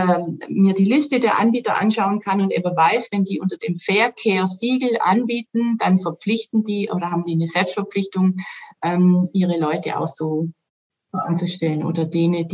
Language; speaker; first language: German; native; German